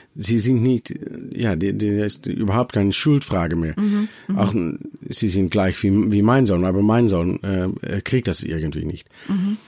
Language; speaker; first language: German; non-native, learner; Dutch